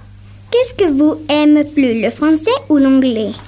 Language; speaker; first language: French; non-native, learner; Spanish